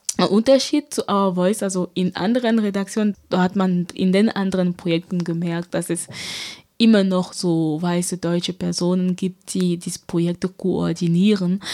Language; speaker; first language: German; non-native, fluent; French